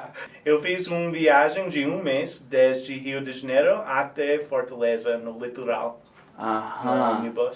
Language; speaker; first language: Portuguese; non-native, fluent; English